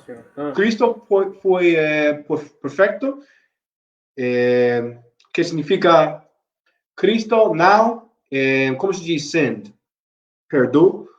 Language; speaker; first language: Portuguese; non-native, learner; English